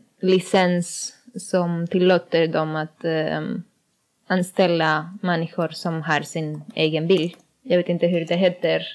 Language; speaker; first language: Swedish; non-native, learner; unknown